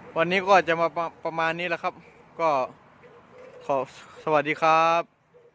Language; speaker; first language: Thai; non-native, local second language; Northeastern Thai